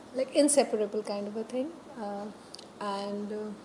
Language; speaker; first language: English; non-native, local second language; Hindi